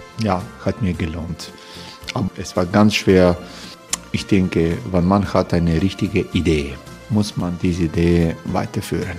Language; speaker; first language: German; non-native, fluent; Croatian